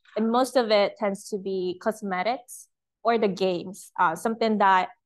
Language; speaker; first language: English; early bilingual, other home language; Japanese